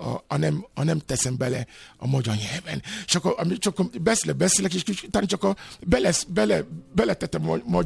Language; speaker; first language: Hungarian; non-native, learner; Yoruba